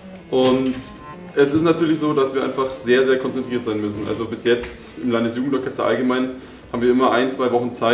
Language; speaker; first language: German; native; German